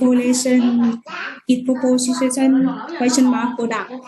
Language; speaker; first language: English; non-native, learner; Lao